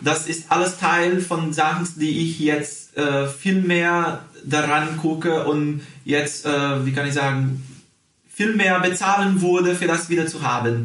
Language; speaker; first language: German; early bilingual, heritage; Portuguese